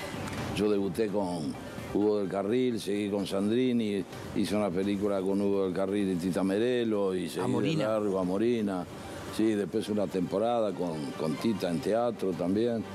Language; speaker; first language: Spanish; early bilingual, other home language; Italian